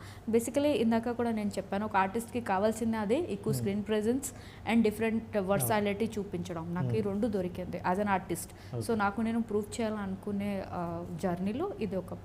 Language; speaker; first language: Telugu; non-native, learner; Odia